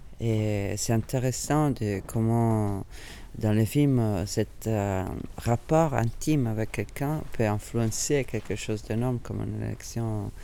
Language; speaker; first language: French; non-native, fluent; Italian